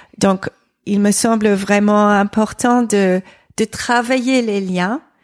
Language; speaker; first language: French; non-native, fluent; English